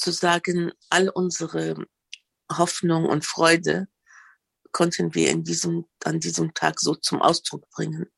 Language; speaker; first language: German; non-native, fluent; Arabic